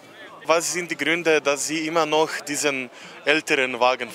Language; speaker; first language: German; non-native, fluent; Slovenian